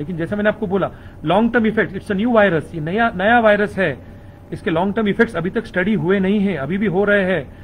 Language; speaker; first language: Hindi; non-native, local second language; Marathi